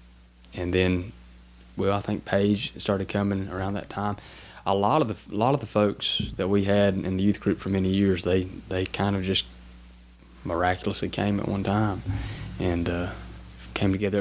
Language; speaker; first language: English; native; English